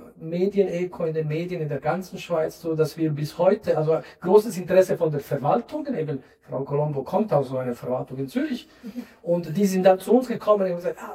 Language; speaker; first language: German; non-native, local second language; French